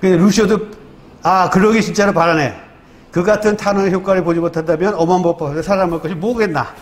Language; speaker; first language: Korean; native; Korean